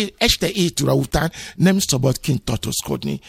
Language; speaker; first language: Hungarian; non-native, fluent; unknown